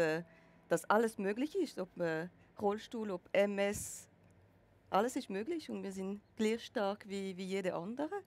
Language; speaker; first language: German; non-native, local second language; French